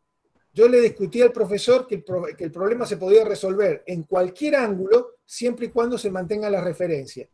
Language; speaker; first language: Spanish; native; Spanish